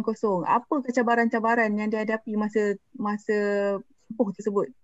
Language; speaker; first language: Malay; native; Malay